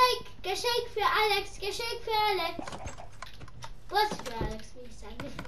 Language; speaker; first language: German; non-native, learner; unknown